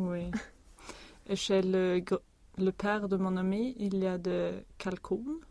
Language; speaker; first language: French; non-native, learner; Swedish